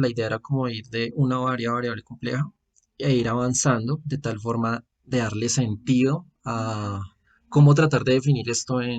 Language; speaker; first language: Spanish; native; Spanish